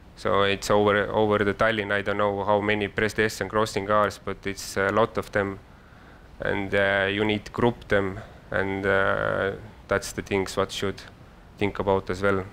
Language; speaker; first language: English; non-native, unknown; Estonian